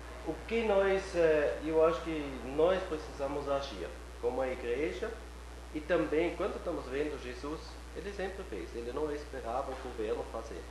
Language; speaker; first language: Portuguese; non-native, fluent; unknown